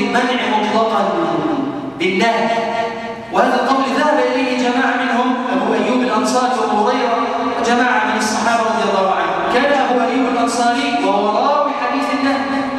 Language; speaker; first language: Arabic; native; Arabic